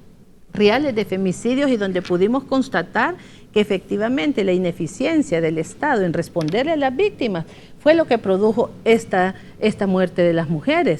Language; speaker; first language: Spanish; native; Spanish